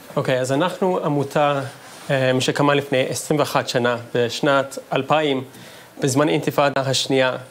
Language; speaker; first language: Hebrew; non-native, fluent; English